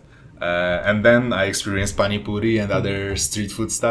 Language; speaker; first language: English; non-native, fluent; Polish